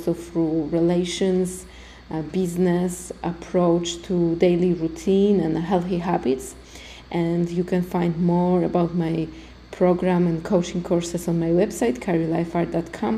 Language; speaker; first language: English; non-native, fluent; Polish